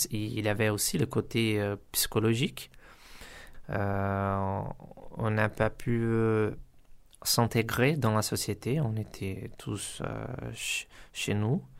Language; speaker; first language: French; non-native, learner; Portuguese